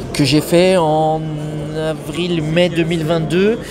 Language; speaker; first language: French; native; French